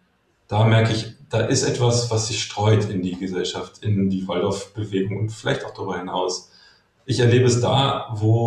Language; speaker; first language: German; native; German